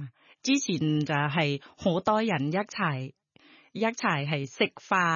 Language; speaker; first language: Cantonese; non-native, learner; Thai